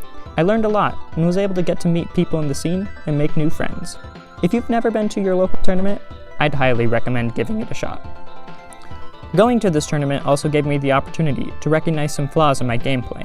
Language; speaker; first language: English; native; English